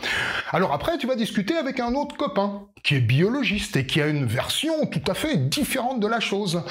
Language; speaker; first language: French; native; French